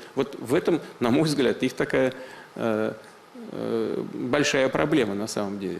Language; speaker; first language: Russian; native; Russian